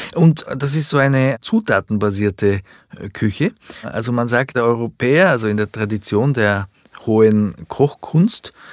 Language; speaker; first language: German; early bilingual, other home language; Japanese